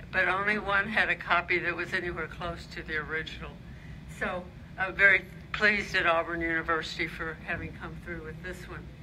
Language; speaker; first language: English; native; English